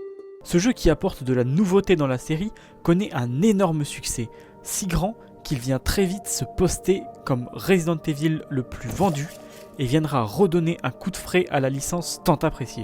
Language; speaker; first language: French; native; French